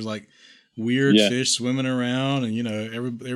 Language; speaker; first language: English; native; English